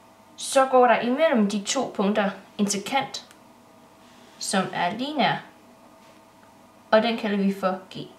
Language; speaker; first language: Danish; native; Danish